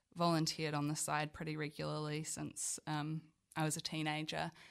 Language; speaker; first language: English; native; English